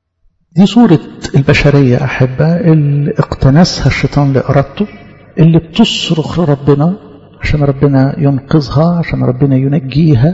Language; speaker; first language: Arabic; native; Arabic